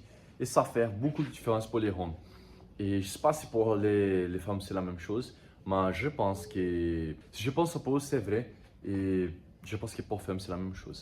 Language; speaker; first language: French; non-native, learner; Portuguese